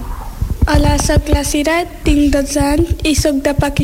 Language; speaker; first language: Catalan; early bilingual, other home language; Urdu